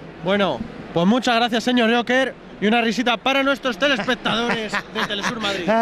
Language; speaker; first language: Spanish; native; Spanish